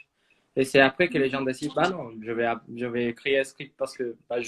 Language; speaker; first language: French; non-native, fluent; Spanish